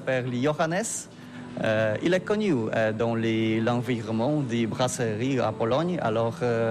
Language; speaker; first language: French; non-native, learner; Polish